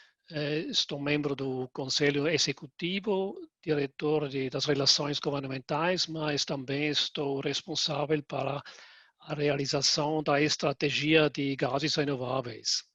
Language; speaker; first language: Portuguese; non-native, fluent; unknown